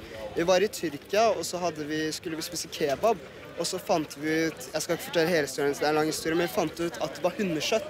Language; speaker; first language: Norwegian; native; Norwegian